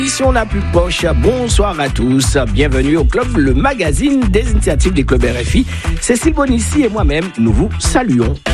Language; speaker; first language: French; native; French